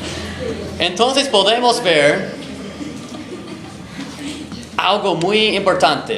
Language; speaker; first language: Spanish; non-native, fluent; English